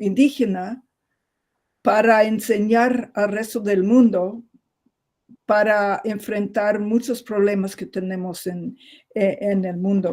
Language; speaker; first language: Spanish; non-native, fluent; English